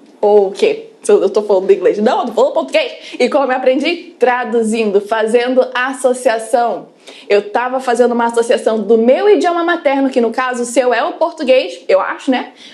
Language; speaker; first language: Portuguese; early bilingual, other home language; English